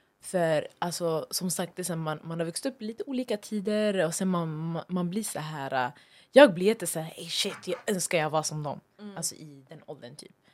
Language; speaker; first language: Swedish; early bilingual, other home language; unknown